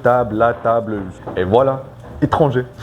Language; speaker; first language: French; non-native, learner; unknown